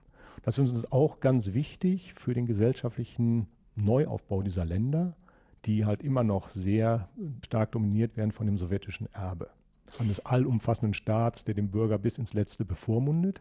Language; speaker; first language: German; native; German